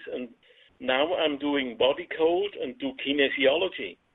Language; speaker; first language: English; non-native, fluent; Swiss German